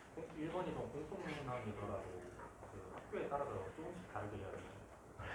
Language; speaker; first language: Korean; native; Korean